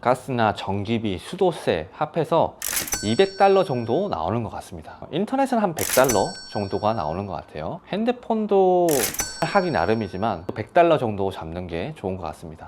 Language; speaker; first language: Korean; non-native, local second language; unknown